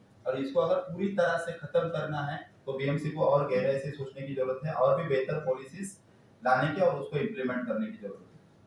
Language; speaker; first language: Hindi; non-native, local second language; Marathi